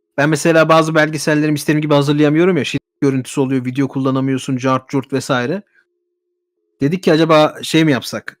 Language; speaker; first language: Turkish; native; Turkish